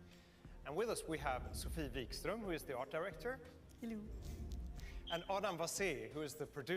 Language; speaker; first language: English; non-native, fluent; Swedish